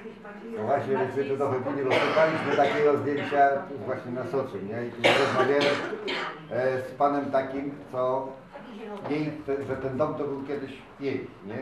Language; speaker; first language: Polish; native; Polish